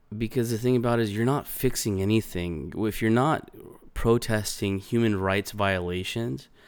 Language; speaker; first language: English; native; English